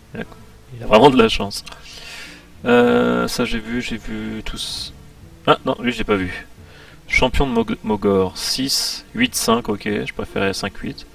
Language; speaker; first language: French; native; French